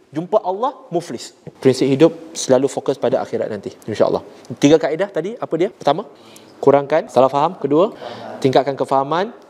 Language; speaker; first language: Malay; non-native, local second language; Chinese